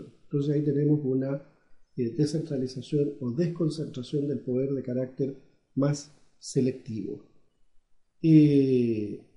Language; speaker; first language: Spanish; native; Spanish